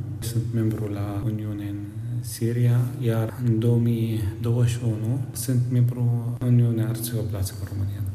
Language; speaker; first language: Romanian; non-native, learner; Arabic